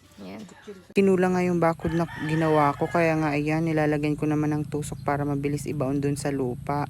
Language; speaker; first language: Filipino; non-native, local second language; Bikol